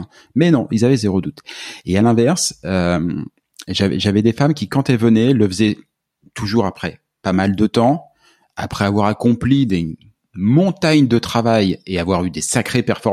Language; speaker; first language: French; native; French